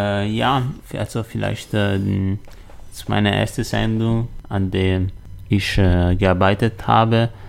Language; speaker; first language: German; non-native, learner; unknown